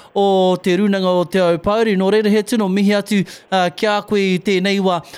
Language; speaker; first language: Māori; native; Māori